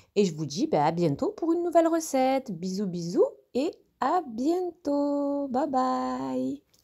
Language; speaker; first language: French; native; French